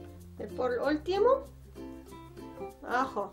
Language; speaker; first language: Spanish; non-native, learner; Arabic